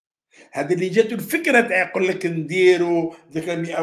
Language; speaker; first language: Arabic; native; Arabic